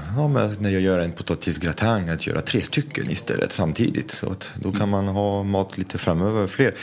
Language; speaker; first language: Swedish; non-native, fluent; French